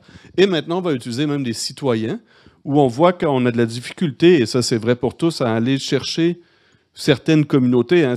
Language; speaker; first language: French; native; French